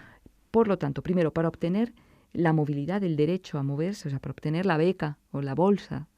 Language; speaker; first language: Spanish; native; Spanish